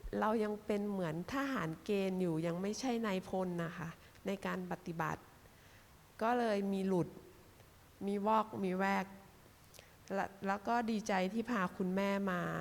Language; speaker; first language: Thai; native; Thai